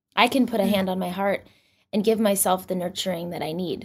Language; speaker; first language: English; native; English